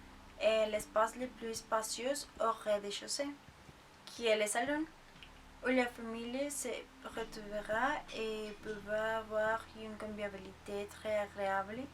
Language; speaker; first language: French; non-native, learner; Spanish